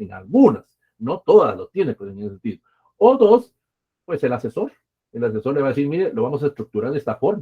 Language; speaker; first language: Spanish; native; Spanish